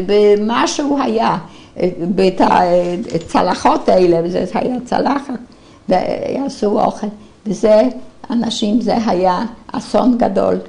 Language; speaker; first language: Hebrew; non-native, fluent; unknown